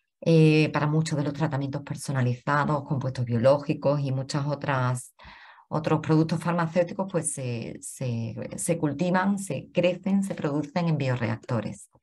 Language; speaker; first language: Spanish; native; Spanish